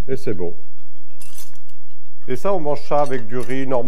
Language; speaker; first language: French; native; French